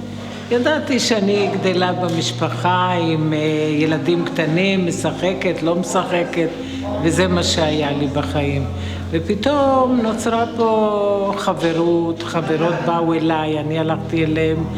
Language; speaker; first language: Hebrew; early bilingual, other home language; Romany